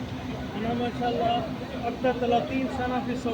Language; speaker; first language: Arabic; non-native, learner; Urdu